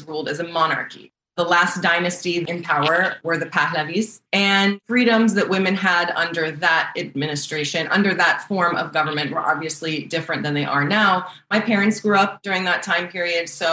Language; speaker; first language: English; native; English